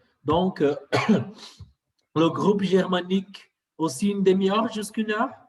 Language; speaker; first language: French; non-native, fluent; Portuguese